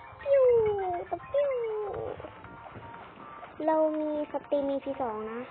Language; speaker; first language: Thai; native; Thai